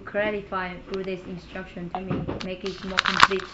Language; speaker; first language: English; non-native, learner; Chinese